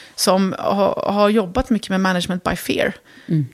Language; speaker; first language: Swedish; early bilingual, other home language; Arabic